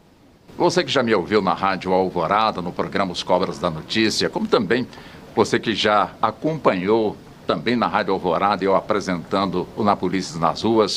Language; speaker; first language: Portuguese; native; Portuguese